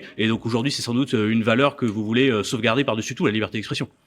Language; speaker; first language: French; native; French